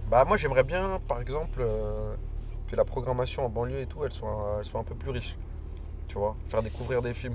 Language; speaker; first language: French; native; French